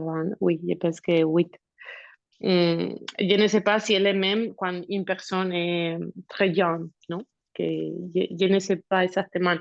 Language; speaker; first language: French; non-native, learner; Spanish